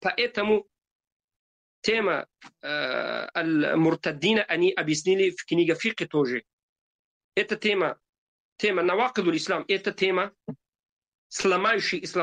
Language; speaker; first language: Russian; non-native, fluent; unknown